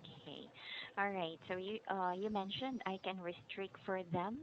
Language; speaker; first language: English; non-native, fluent; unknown